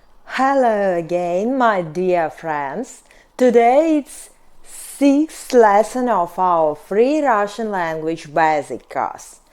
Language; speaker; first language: English; non-native, fluent; Russian